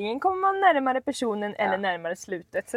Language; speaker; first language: Swedish; native; Swedish